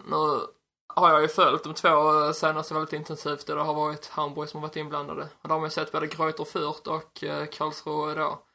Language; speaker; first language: Swedish; native; Swedish